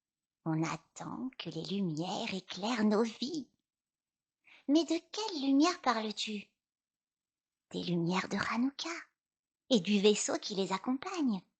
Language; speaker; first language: French; native; French